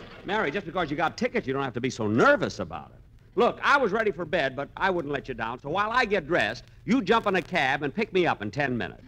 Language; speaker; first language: English; native; English